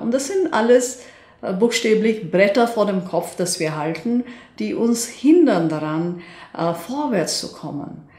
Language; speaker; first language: German; non-native, fluent; Hindi